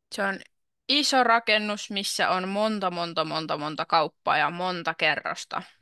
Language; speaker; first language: Finnish; native; Finnish